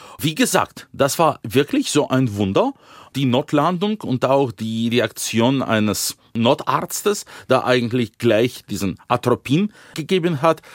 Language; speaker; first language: German; non-native, fluent; Russian